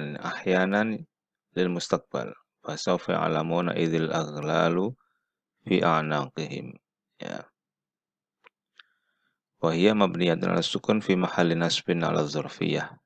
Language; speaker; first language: Arabic; non-native, fluent; Indonesian